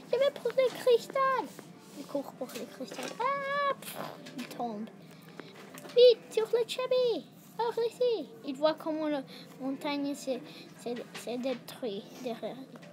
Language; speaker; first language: French; non-native, learner; English